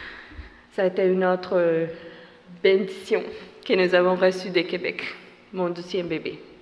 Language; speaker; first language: French; non-native, fluent; Spanish